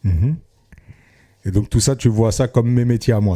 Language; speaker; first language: French; native; French